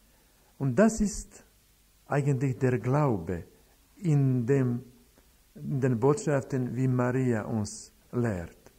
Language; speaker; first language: German; non-native, fluent; Croatian